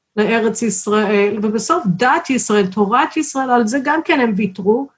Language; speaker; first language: Hebrew; non-native, fluent; English